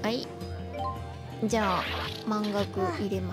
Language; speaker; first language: Japanese; native; Japanese